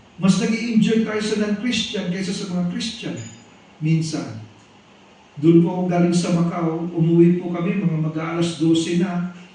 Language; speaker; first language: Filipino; non-native, local second language; Cebuano